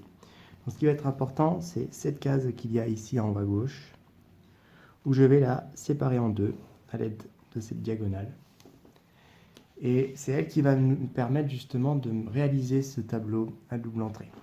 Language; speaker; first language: French; native; French